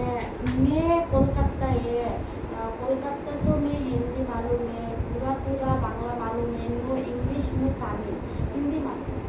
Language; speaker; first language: Hindi; non-native, learner; Bangla